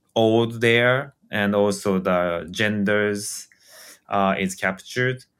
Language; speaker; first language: English; non-native, fluent; Japanese